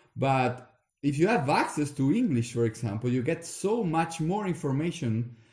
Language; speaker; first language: English; non-native, fluent; Italian